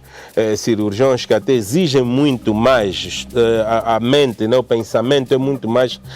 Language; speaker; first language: Portuguese; native; Portuguese